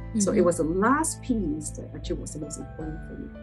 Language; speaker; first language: English; non-native, local second language; Chinese